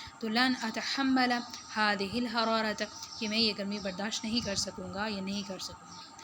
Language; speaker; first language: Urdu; native; Urdu